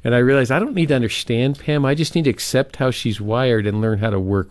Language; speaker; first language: English; native; English